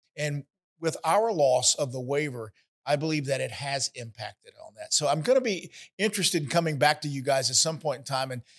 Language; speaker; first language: English; native; English